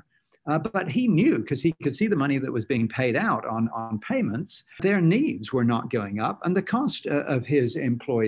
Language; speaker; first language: English; native; English